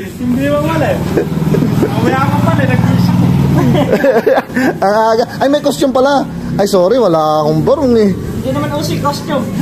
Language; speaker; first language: Filipino; non-native, local second language; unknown